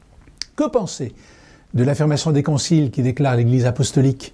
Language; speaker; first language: French; native; French